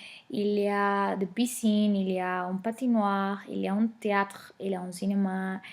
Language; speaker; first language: French; non-native, learner; Spanish